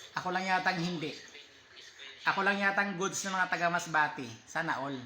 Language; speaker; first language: Filipino; non-native, local second language; Masbatenyo